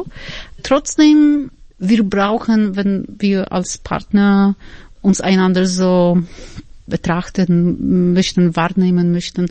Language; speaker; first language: German; non-native, fluent; Polish